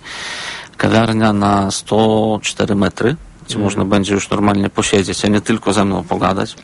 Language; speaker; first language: Polish; non-native, fluent; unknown